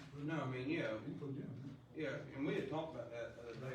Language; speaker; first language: English; native; English